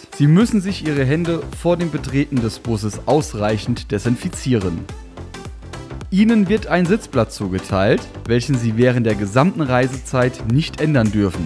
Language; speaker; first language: German; native; German